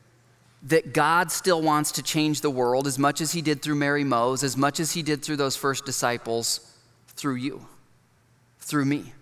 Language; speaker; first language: English; native; English